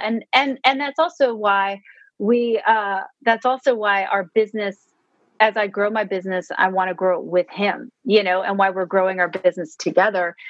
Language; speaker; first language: English; native; English